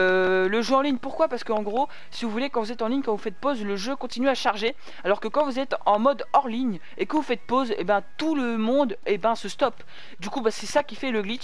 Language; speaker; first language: French; native; French